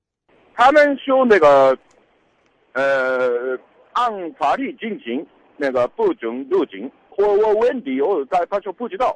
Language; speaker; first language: Chinese; non-native, learner; Japanese